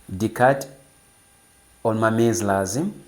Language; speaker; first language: Turkish; non-native, fluent; English